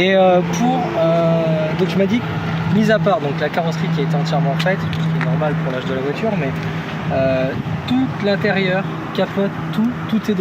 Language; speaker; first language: French; native; French